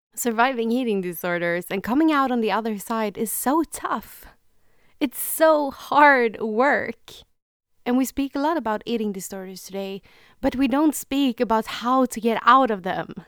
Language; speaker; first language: English; non-native, fluent; Swedish